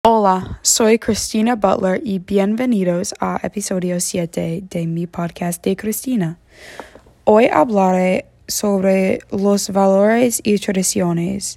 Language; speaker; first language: Spanish; non-native, learner; English